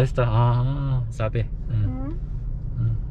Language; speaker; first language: Spanish; non-native, learner; Korean